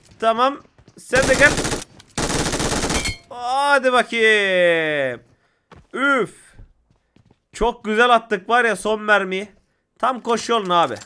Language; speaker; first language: Turkish; native; Turkish